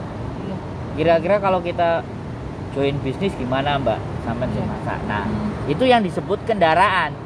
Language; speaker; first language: Indonesian; non-native, local second language; Javanese